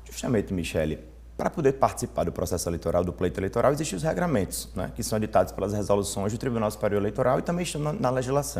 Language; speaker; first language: Portuguese; native; Portuguese